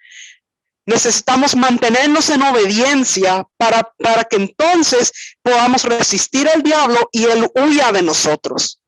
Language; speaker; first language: Spanish; native; Spanish